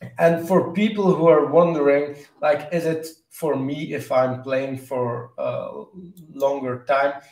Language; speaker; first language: English; non-native, fluent; Dutch